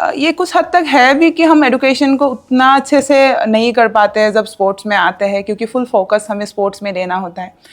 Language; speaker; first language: Hindi; non-native, local second language; Assamese